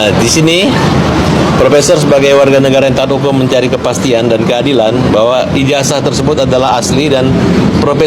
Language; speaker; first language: Indonesian; native; Indonesian